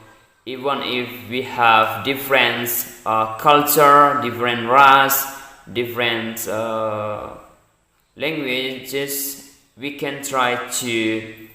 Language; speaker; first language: English; non-native, learner; Indonesian